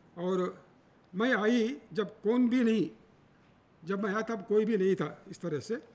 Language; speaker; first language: Hindi; non-native, local second language; Telugu